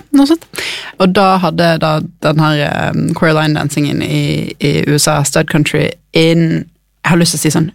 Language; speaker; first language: Norwegian; native; Norwegian